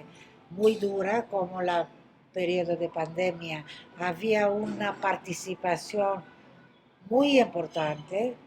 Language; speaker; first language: Spanish; non-native, fluent; Greek